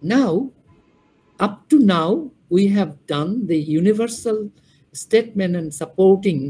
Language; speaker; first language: English; non-native, local second language; Bangla